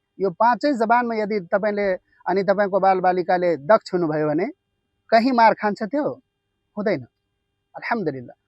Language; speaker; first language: Nepali; non-native, local second language; Urdu